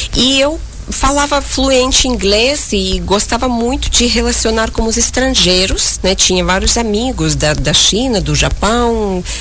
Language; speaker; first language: Portuguese; non-native, fluent; Russian